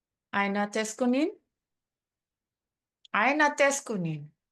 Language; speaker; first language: Arabic; non-native, learner; English